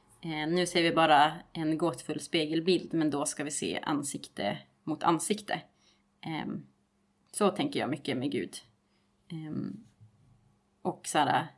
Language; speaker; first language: Swedish; native; Swedish